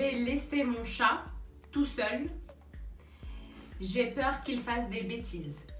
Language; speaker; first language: French; native; French